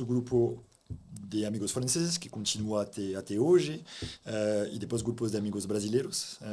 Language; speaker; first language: Portuguese; non-native, fluent; French